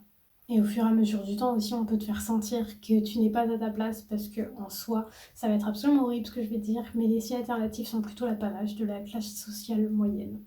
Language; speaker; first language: French; native; French